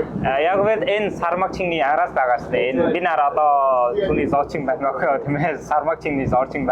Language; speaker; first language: Mongolian; non-native, learner; Vietnamese